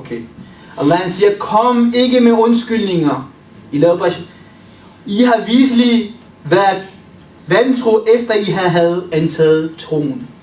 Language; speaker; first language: Danish; early bilingual, other home language; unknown